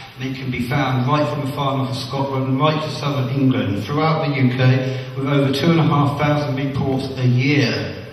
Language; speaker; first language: English; native; English